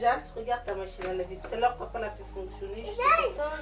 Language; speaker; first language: French; native; French